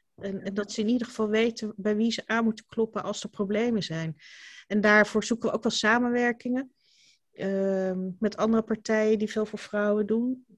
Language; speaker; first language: Dutch; native; Dutch